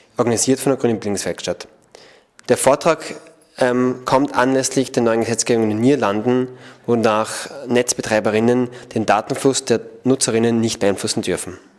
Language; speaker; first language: German; native; German